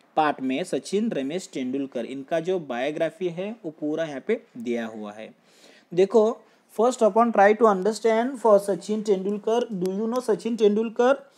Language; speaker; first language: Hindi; non-native, local second language; Marathi